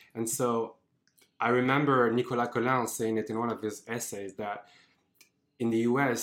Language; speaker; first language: English; non-native, fluent; French